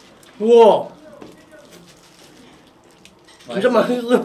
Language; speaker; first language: Korean; non-native, learner; Indonesian